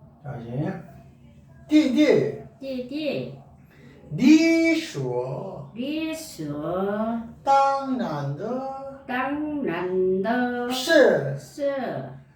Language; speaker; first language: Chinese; non-native, learner; Korean